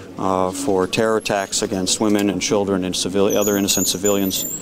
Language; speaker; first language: English; native; English